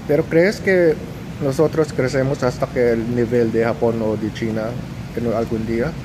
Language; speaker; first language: Spanish; non-native, fluent; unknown